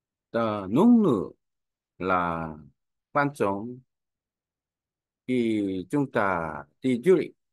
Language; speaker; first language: Vietnamese; non-native, learner; Korean